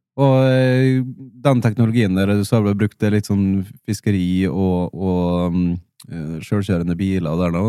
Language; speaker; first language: Norwegian; native; Norwegian